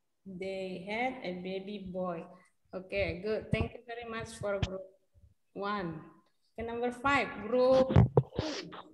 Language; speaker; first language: English; non-native, learner; Indonesian